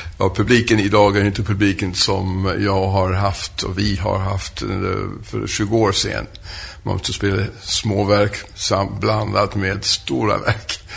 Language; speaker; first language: Swedish; non-native, fluent; French